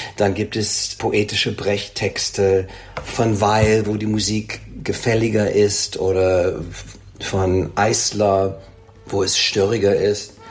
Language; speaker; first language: German; non-native, fluent; English